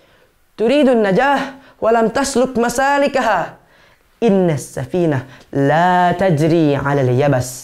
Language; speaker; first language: Arabic; non-native, learner; Indonesian